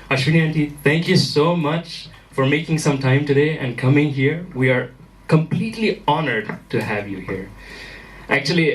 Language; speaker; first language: Kannada; early bilingual, other home language; German